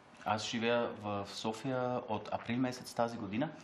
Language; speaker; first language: Bulgarian; non-native, learner; German